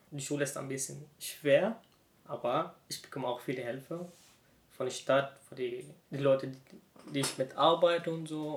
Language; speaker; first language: German; non-native, learner; Arabic